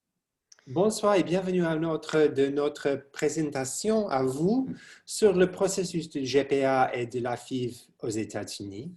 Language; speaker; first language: French; non-native, learner; English